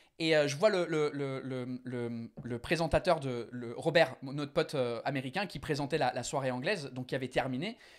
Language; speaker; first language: French; non-native, fluent; English